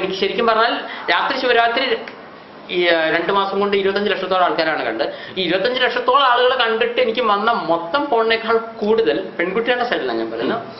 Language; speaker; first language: Malayalam; non-native, local second language; Hindi